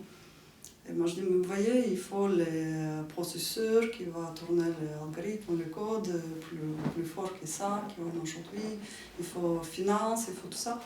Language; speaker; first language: French; non-native, fluent; Ukrainian